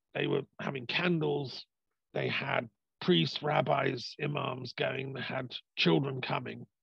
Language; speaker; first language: English; native; English